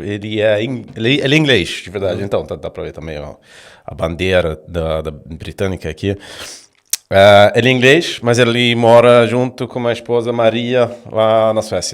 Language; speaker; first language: Portuguese; non-native, fluent; Swedish